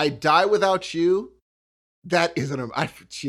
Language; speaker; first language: English; native; English